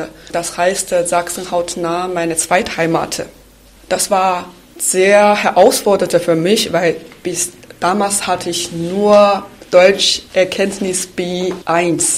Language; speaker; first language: German; non-native, fluent; Chinese